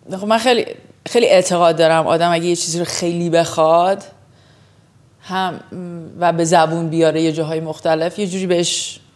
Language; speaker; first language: Persian; early bilingual, heritage; Persian